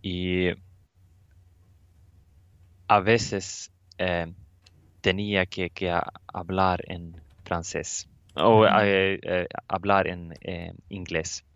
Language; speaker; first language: Spanish; non-native, learner; Swedish